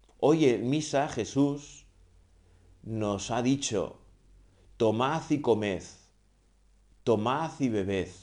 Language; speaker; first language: Spanish; native; Spanish